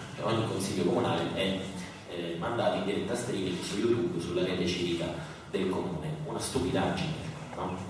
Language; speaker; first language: Italian; native; Italian